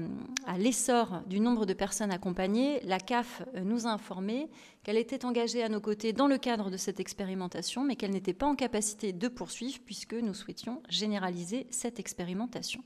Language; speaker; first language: French; native; French